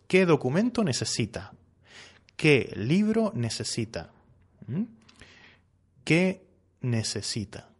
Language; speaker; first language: Spanish; native; Spanish